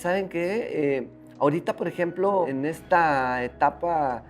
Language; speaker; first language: Spanish; native; Spanish